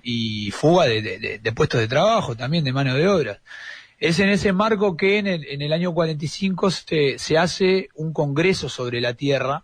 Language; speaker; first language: Spanish; native; Spanish